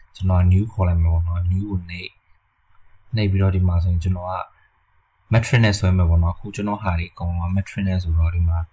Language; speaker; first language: Burmese; native; Burmese